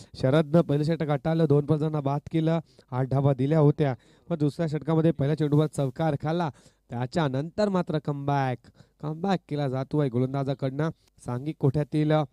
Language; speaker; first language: Marathi; native; Marathi